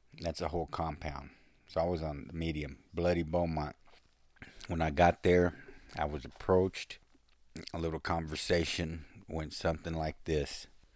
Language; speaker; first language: English; early bilingual, other home language; Spanish